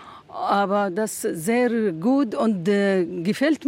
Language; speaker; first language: German; non-native, learner; Arabic